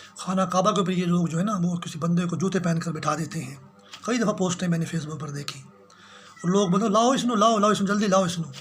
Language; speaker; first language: Urdu; non-native, local second language; Punjabi